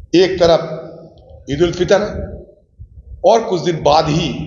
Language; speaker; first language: Hindi; non-native, local second language; Bangla